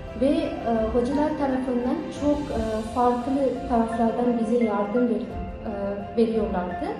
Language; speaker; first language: Turkish; non-native, fluent; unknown